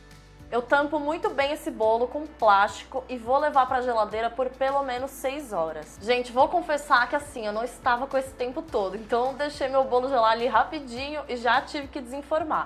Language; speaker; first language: Portuguese; native; Portuguese